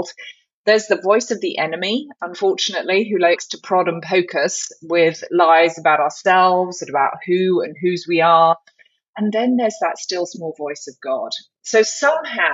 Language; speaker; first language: English; native; English